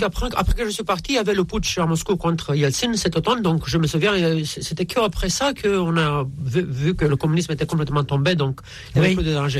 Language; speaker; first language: French; non-native, fluent; Romanian